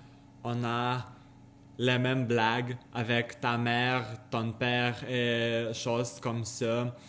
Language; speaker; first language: French; non-native, learner; Lithuanian